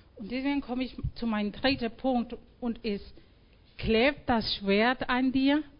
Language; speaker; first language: German; non-native, fluent; Spanish